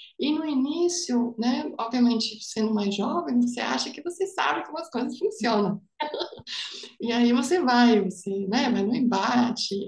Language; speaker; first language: Portuguese; non-native, fluent; German